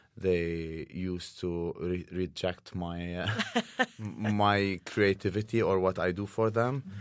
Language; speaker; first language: English; non-native, fluent; Arabic